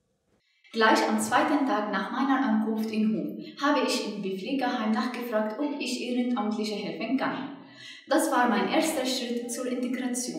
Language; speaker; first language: German; non-native, fluent; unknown